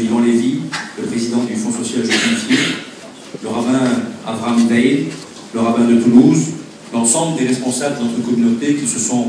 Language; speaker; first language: French; native; French